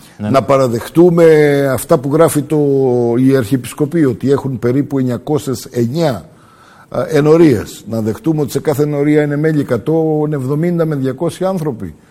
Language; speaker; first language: Greek; early bilingual, heritage; Greek